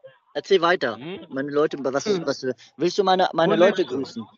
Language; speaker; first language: German; native; German